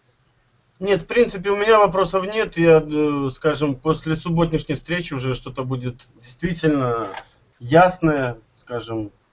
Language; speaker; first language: Russian; native; Russian